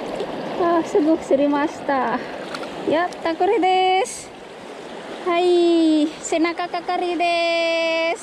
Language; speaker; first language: Japanese; non-native, fluent; Filipino